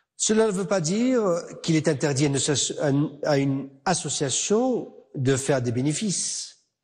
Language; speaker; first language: French; non-native, local second language; Arabic